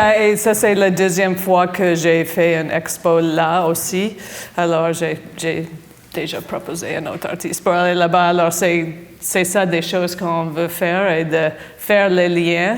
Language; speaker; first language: French; non-native, fluent; English